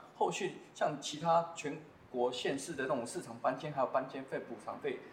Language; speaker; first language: Chinese; native; Chinese